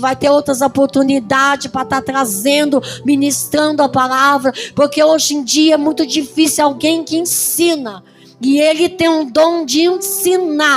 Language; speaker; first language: Portuguese; native; Portuguese